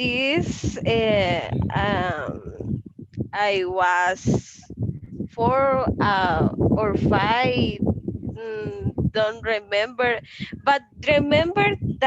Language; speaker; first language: English; non-native, learner; Spanish